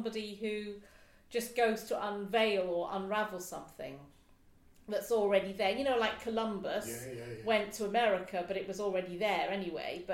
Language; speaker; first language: English; native; English